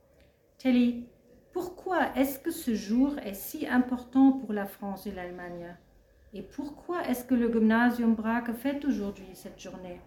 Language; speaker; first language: French; non-native, learner; German